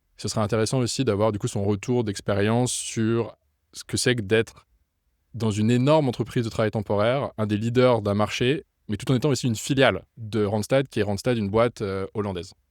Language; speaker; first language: French; native; French